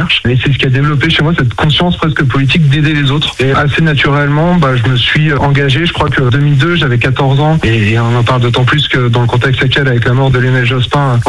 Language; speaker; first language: French; native; French